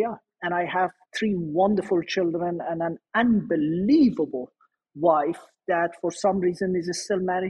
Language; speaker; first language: English; non-native, fluent; Persian